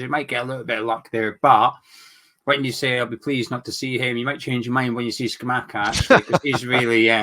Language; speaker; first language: English; native; English